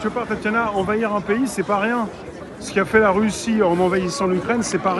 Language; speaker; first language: French; native; French